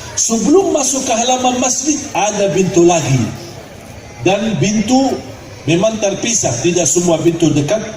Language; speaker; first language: Malay; non-native, fluent; Arabic